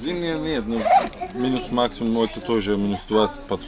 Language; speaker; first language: Russian; non-native, learner; Turkish